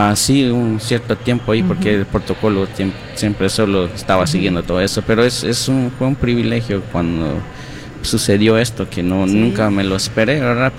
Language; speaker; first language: Spanish; non-native, local second language; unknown